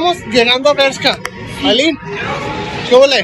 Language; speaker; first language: Spanish; native; Spanish